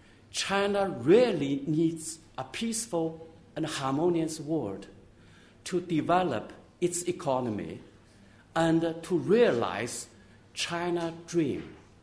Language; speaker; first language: English; non-native, fluent; Chinese